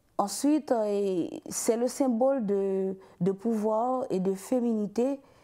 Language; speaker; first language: French; non-native, local second language; Haitian Creole